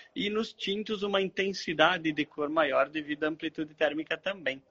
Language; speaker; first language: Portuguese; native; Portuguese